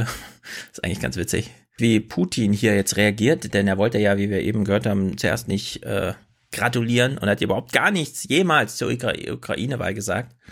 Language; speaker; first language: German; native; German